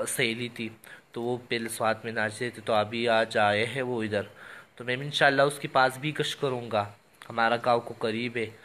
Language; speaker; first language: Urdu; non-native, local second language; Pashto